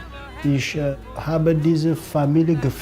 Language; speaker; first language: German; non-native, learner; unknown